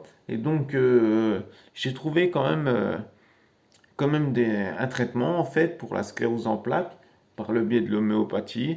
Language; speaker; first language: French; native; French